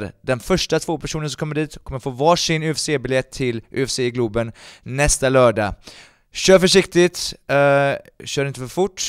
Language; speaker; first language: Swedish; native; Swedish